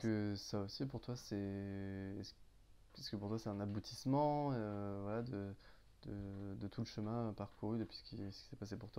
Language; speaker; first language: French; native; French